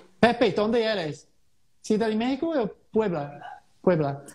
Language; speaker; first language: Spanish; non-native, learner; English